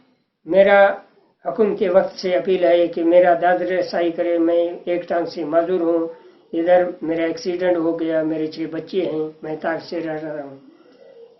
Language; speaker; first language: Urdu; non-native, local second language; Sindhi